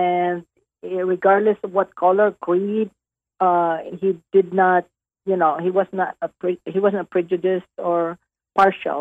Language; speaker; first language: English; non-native, local second language; Hiligaynon